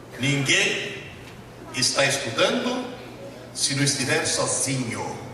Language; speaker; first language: Portuguese; early bilingual, other home language; Italian